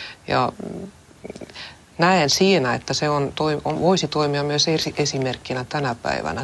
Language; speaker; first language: Finnish; non-native, local second language; Swedish